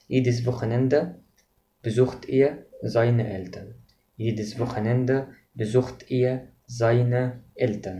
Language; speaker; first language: German; non-native, fluent; Arabic